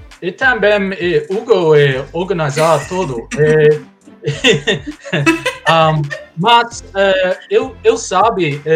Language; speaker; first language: Portuguese; non-native, learner; English